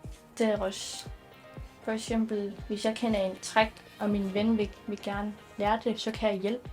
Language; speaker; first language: Danish; non-native, local second language; Kalaallisut